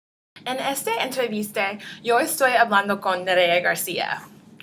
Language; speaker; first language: Spanish; non-native, learner; English